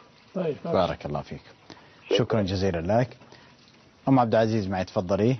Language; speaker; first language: Arabic; native; Arabic